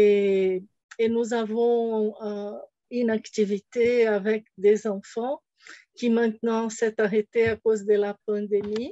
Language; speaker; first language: French; non-native, fluent; Portuguese